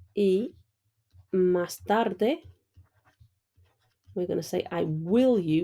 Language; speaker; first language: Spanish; non-native, fluent; English